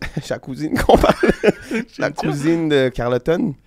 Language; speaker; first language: French; native; French